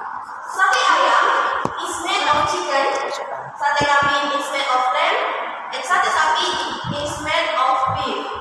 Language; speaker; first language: English; non-native, local second language; Indonesian